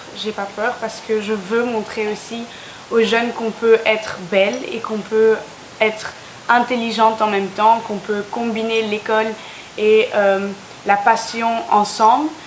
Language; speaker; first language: French; native; French